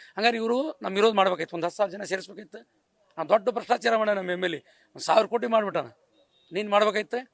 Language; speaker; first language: Kannada; non-native, local second language; Lambadi